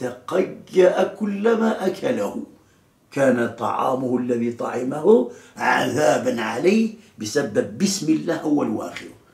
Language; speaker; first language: Arabic; native; Arabic